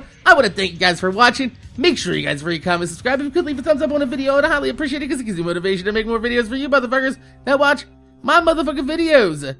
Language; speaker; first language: English; native; English